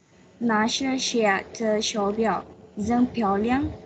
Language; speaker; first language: Chinese; non-native, learner; Malay